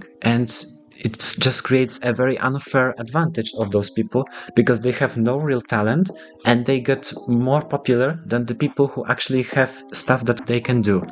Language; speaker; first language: English; non-native, fluent; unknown